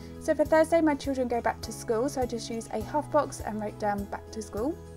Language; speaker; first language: English; native; English